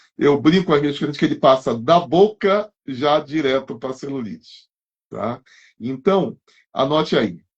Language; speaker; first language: Portuguese; native; Portuguese